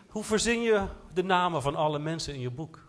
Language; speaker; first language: Dutch; native; Dutch